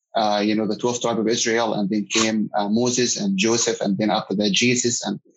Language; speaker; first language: English; non-native, fluent; Arabic